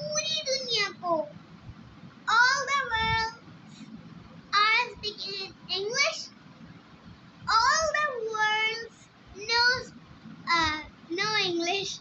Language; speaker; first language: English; non-native, learner; Urdu